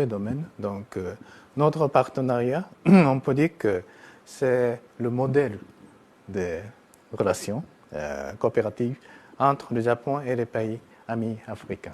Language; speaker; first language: French; non-native, fluent; Japanese